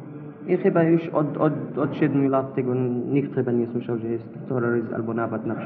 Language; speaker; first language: Polish; non-native, learner; Arabic